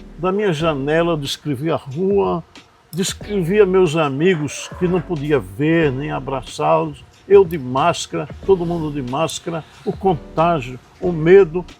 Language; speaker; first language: Portuguese; native; Portuguese